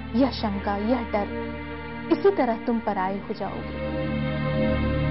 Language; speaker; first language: Hindi; native; Hindi